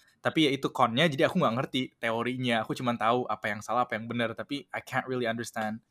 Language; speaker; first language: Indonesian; early bilingual, heritage; Indonesian